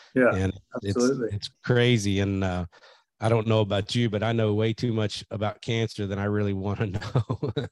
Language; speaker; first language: English; native; English